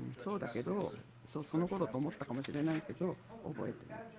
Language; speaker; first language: Japanese; native; Japanese